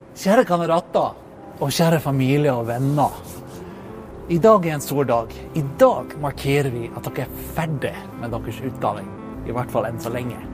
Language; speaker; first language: Norwegian; non-native, fluent; English